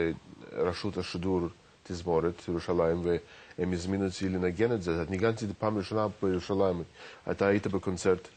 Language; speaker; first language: Hebrew; non-native, fluent; Russian